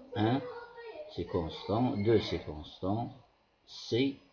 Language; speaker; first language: French; non-native, local second language; Arabic